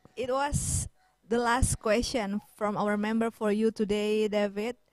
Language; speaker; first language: English; non-native, fluent; Indonesian